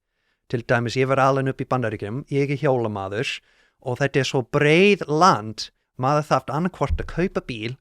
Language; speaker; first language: Icelandic; non-native, learner; English